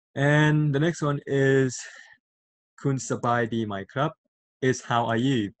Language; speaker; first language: English; non-native, fluent; Thai